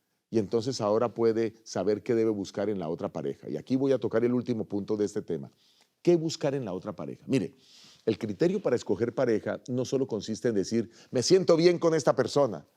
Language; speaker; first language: Spanish; native; Spanish